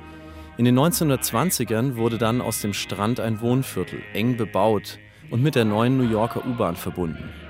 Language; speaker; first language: German; native; German